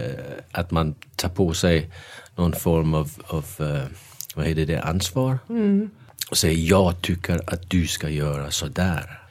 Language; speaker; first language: Swedish; non-native, fluent; Danish